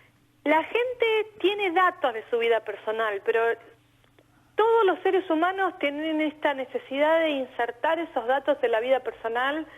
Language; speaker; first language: Spanish; native; Spanish